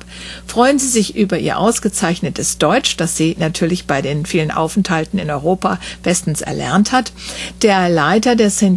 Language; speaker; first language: German; native; German